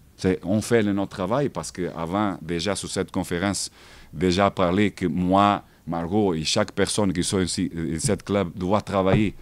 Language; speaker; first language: French; non-native, learner; Portuguese